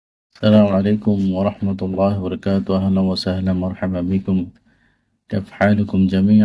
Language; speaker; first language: Arabic; non-native, fluent; Bangla